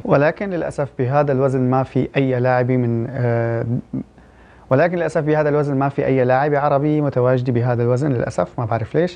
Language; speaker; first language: Arabic; early bilingual, heritage; Arabic